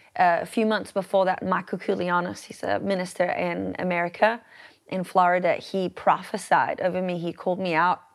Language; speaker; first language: English; native; English